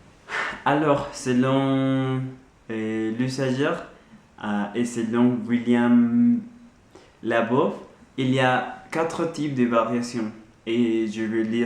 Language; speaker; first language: French; non-native, learner; Spanish